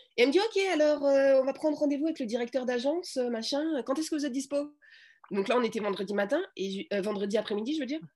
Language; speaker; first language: French; native; French